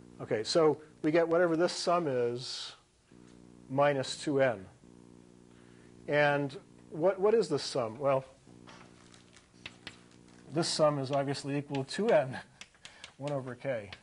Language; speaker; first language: English; native; English